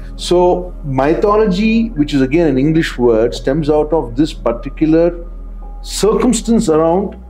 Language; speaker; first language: English; non-native, local second language; Telugu